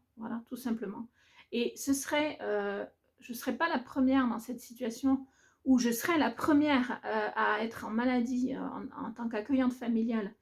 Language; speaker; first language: French; native; French